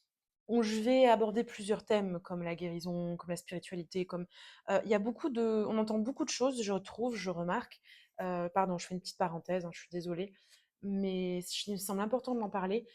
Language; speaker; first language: French; native; French